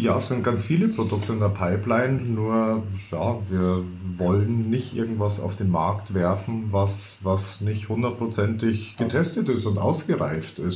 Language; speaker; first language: German; native; German